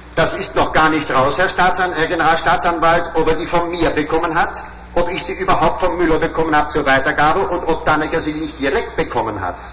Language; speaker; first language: German; native; German